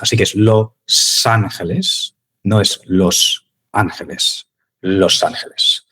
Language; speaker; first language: Spanish; non-native, fluent; English